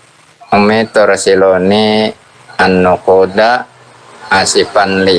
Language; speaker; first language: Arabic; non-native, learner; Indonesian